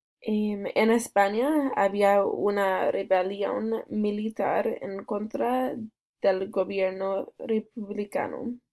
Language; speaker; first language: Spanish; non-native, learner; English